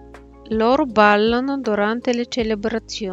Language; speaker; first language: Italian; non-native, fluent; Bulgarian